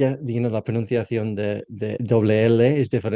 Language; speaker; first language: Spanish; non-native, learner; English